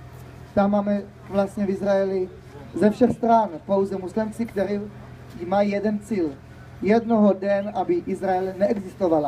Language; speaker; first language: Czech; early bilingual, heritage; Czech